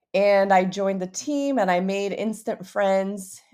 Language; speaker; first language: English; early bilingual, other home language; Portuguese